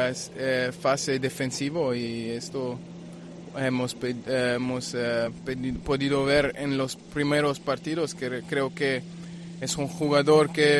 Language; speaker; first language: Spanish; non-native, fluent; German